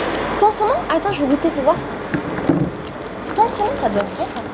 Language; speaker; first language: French; native; French